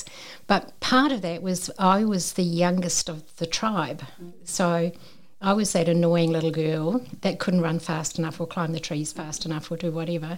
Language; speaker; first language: English; native; English